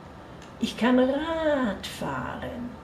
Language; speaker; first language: German; non-native, fluent; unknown